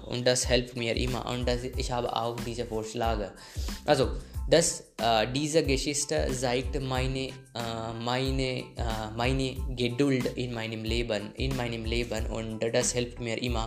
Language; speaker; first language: German; non-native, learner; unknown